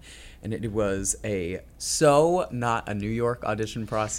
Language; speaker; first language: English; native; English